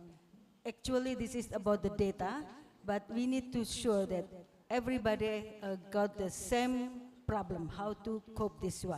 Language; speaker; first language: English; non-native, fluent; Indonesian